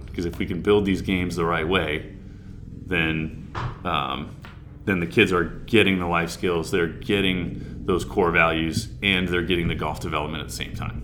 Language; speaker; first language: English; native; English